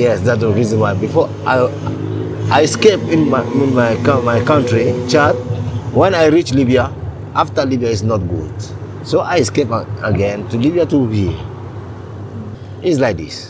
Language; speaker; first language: English; non-native, learner; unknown